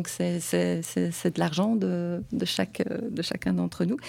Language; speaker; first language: French; native; French